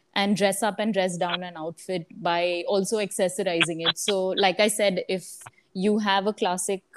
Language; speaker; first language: English; non-native, local second language; Gujarati